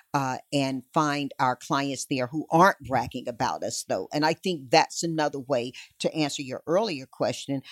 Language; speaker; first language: English; native; English